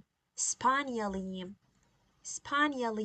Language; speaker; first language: Turkish; non-native, learner; Persian